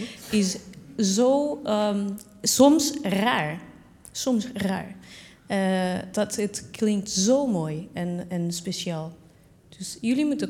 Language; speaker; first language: Dutch; non-native, learner; Portuguese